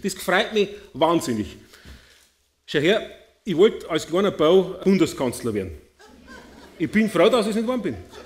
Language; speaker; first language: German; native; German